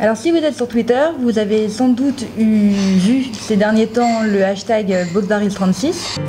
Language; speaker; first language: French; native; French